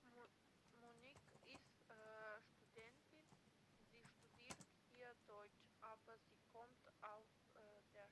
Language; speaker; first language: German; non-native, learner; Macedonian